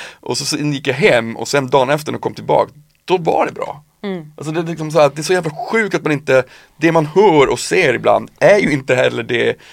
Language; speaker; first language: Swedish; native; Swedish